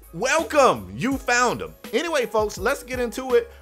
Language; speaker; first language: English; native; English